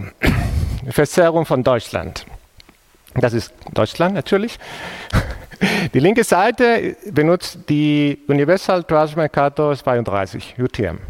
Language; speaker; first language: German; non-native, fluent; Spanish